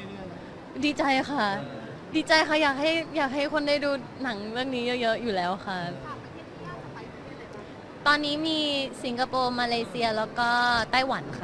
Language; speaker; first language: Thai; native; Thai